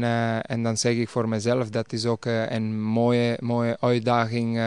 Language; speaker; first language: Dutch; non-native, fluent; Serbian